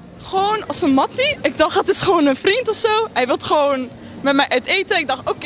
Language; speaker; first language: Dutch; early bilingual, other home language; Polish